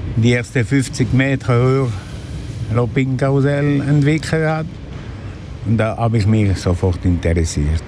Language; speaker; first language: German; non-native, local second language; French